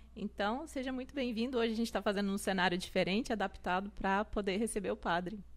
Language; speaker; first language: Portuguese; native; Portuguese